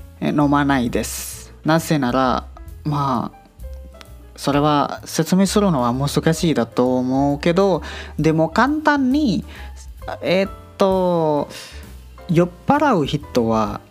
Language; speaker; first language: Japanese; non-native, learner; Indonesian